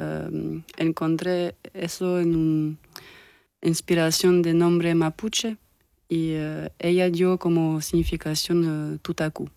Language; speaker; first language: Spanish; early bilingual, heritage; French